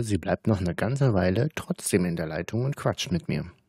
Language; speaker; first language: German; native; German